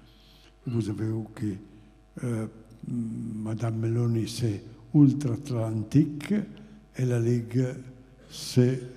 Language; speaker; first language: French; non-native, fluent; Italian